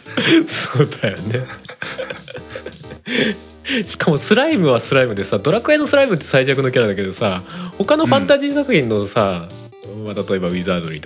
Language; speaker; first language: Japanese; native; Japanese